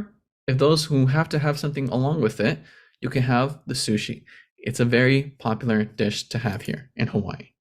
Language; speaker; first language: English; native; English